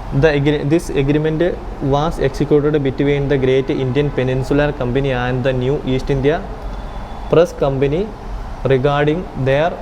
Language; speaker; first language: English; non-native, local second language; Malayalam